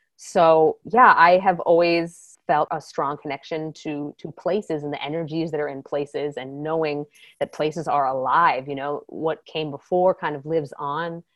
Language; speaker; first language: English; native; English